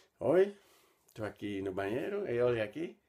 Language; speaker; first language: Portuguese; non-native, learner; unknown